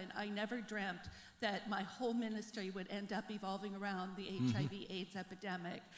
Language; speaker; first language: English; native; English